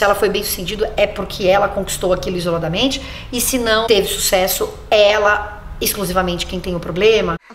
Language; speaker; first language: Portuguese; native; Portuguese